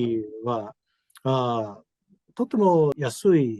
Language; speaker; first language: Japanese; non-native, learner; English